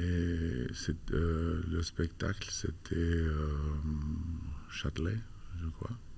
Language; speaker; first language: French; non-native, fluent; Albanian